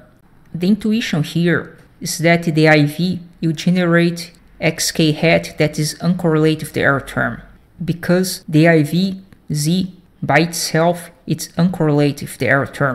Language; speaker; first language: English; non-native, fluent; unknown